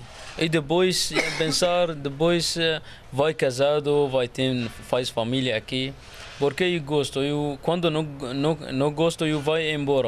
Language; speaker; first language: Portuguese; non-native, learner; Arabic